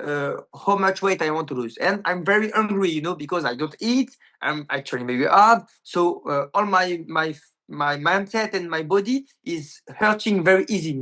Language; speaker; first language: English; non-native, learner; French